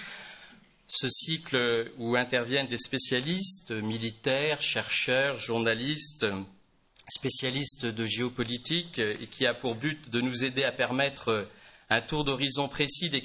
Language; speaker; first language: French; native; French